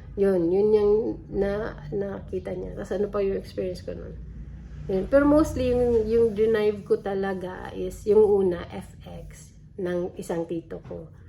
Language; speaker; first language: Filipino; non-native, local second language; Waray